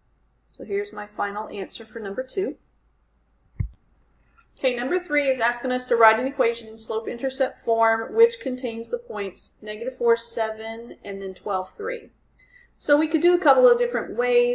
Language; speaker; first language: English; native; English